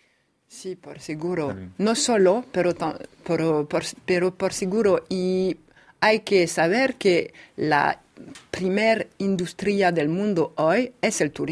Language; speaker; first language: Spanish; non-native, fluent; French